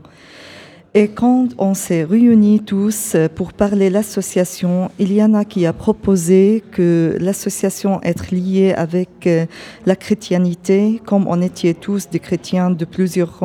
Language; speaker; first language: French; non-native, fluent; Arabic